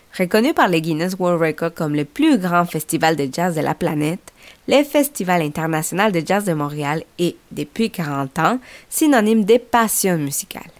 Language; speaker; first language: French; non-native, fluent; Spanish